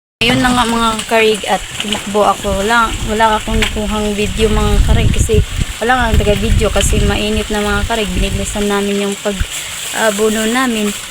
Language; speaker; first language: Filipino; non-native, local second language; Cebuano